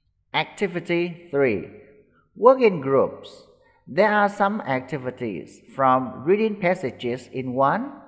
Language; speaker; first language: English; non-native, fluent; Vietnamese